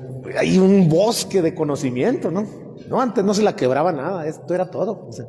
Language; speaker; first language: Spanish; native; Spanish